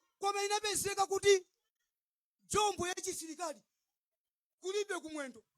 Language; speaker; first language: Nyanja; non-native, local second language; Tumbuka